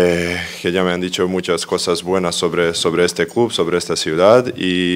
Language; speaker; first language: Spanish; non-native, fluent; Serbian